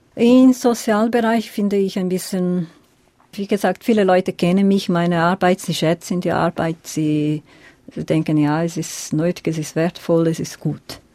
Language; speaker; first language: German; non-native, fluent; Portuguese